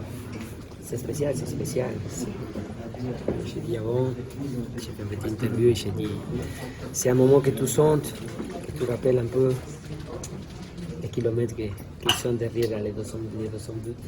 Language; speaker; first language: French; non-native, learner; Spanish